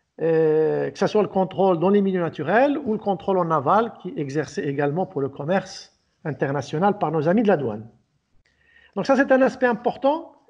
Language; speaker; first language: French; non-native, local second language; Arabic